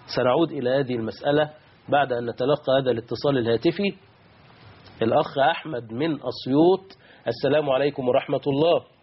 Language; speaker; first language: Arabic; native; Arabic